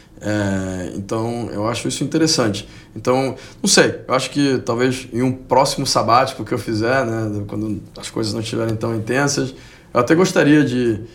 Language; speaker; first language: Portuguese; non-native, fluent; Spanish